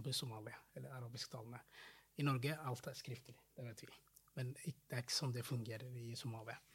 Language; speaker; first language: Norwegian; non-native, fluent; Somali